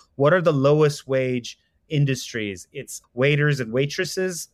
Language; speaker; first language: English; non-native, fluent; Persian